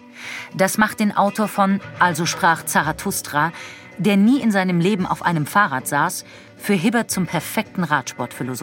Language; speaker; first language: German; native; German